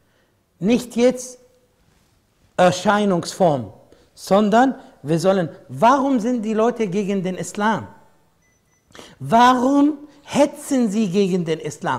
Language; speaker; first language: German; non-native, fluent; Arabic